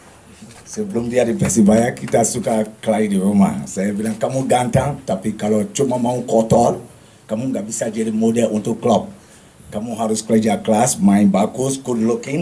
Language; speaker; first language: Indonesian; non-native, fluent; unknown